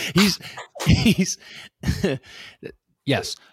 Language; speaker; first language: English; native; English